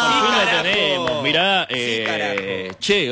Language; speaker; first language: Spanish; native; Spanish